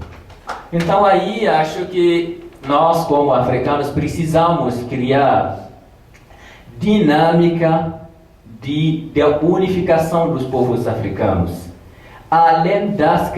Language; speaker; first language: Portuguese; non-native, fluent; Tamasheq